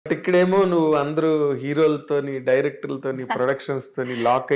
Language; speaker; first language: Telugu; native; Telugu